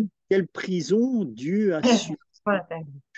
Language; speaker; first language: French; native; French